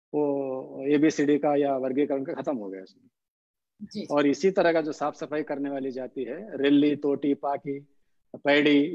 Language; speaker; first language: Hindi; non-native, local second language; Haryanvi